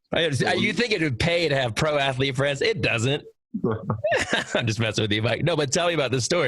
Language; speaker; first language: English; native; English